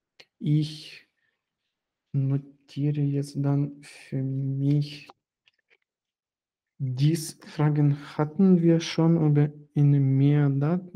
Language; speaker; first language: German; non-native, fluent; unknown